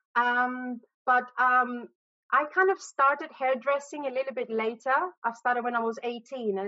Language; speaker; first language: English; non-native, fluent; Greek